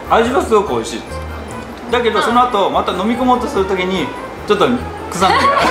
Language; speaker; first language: Japanese; native; Japanese